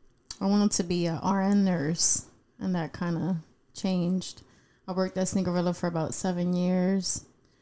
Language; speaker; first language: English; non-native, fluent; Spanish